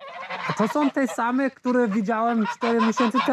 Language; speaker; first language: Polish; non-native, fluent; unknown